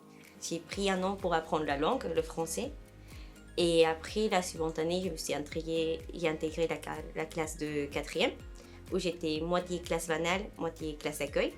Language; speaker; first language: French; non-native, fluent; Spanish